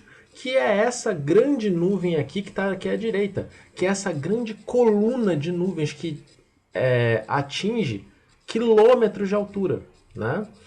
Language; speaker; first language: Portuguese; native; Portuguese